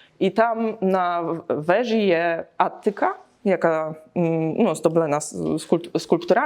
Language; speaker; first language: Polish; non-native, learner; Ukrainian